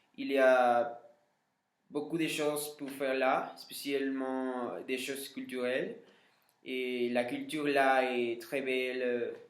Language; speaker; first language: French; non-native, learner; Spanish